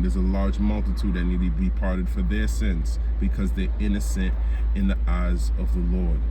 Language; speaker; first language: English; native; English